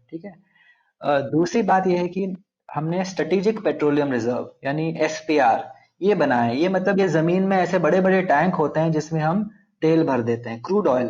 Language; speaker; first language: Hindi; non-native, local second language; Telugu